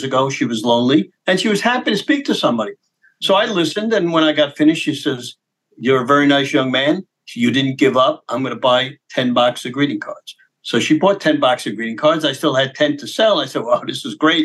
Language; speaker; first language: English; native; English